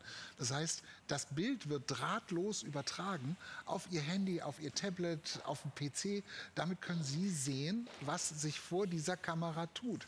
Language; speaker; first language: German; native; German